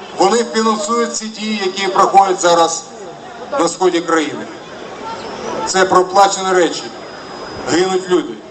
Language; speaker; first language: Ukrainian; non-native, local second language; Russian